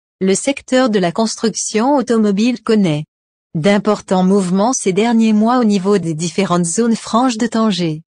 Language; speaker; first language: French; non-native, local second language; Arabic